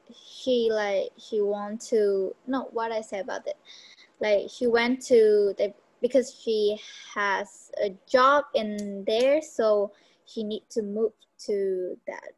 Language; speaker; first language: English; non-native, learner; Vietnamese